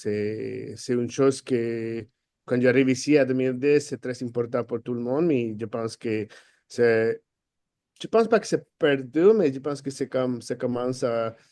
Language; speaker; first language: French; non-native, fluent; Spanish